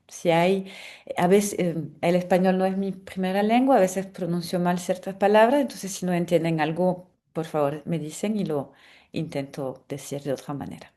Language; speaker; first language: Spanish; non-native, fluent; French